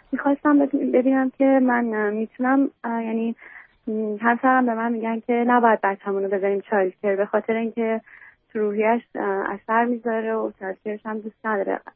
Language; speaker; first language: Persian; native; Persian